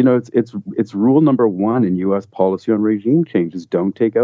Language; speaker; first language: English; native; English